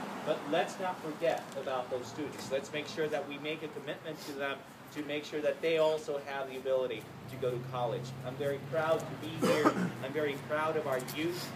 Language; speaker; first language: English; early bilingual, other home language; Spanish